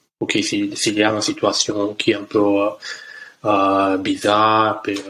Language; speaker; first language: French; non-native, learner; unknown